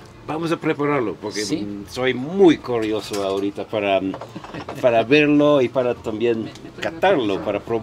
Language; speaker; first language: Spanish; non-native, fluent; Dutch